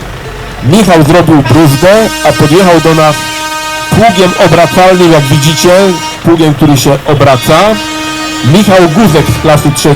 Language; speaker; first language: Polish; native; Polish